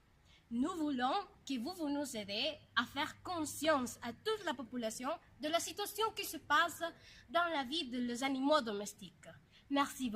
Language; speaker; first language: French; non-native, learner; Spanish